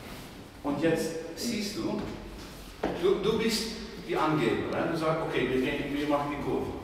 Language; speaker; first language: German; non-native, fluent; Dutch